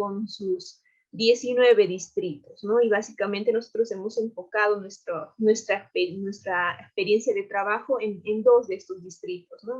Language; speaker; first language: Spanish; native; Spanish